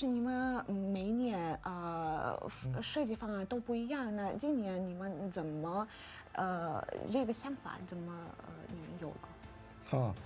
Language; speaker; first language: Chinese; non-native, fluent; Russian